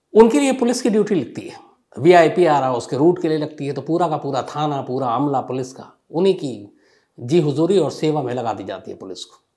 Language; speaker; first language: Hindi; native; Hindi